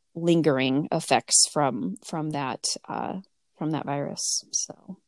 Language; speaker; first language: English; native; English